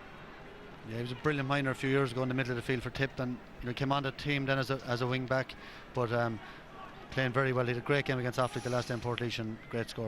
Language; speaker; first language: English; native; English